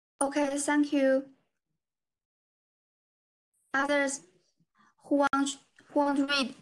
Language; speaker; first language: English; non-native, learner; Chinese